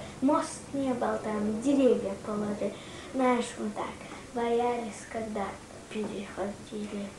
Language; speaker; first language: Russian; non-native, local second language; Chechen